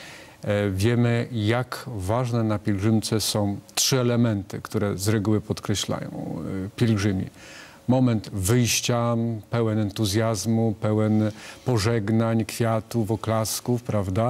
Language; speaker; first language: Polish; native; Polish